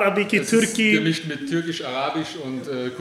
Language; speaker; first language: German; early bilingual, other home language; Aramaic